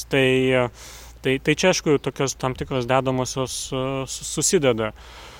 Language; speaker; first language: Lithuanian; native; Lithuanian